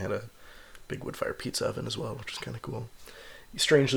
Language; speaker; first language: English; native; English